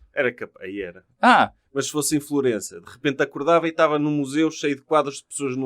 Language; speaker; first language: Portuguese; native; Portuguese